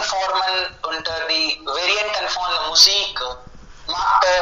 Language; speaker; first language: German; non-native, learner; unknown